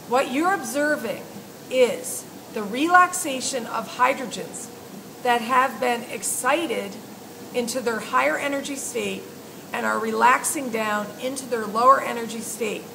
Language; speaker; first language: English; native; English